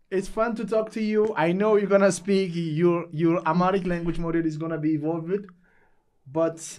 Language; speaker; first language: English; non-native, local second language; Amharic